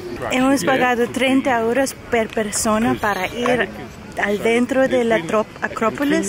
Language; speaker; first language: Spanish; non-native, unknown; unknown